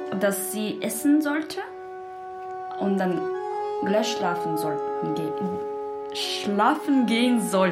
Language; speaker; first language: German; non-native, learner; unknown